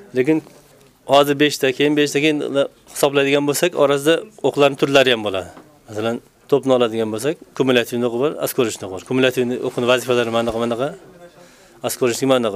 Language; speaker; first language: Uzbek; native; Uzbek